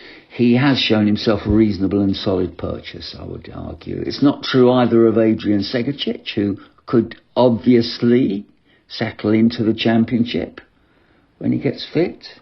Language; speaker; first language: English; native; English